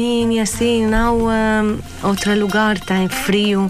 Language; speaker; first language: Portuguese; non-native, learner; Arabic